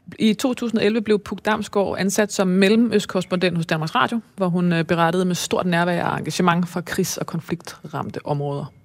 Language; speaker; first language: Danish; native; Danish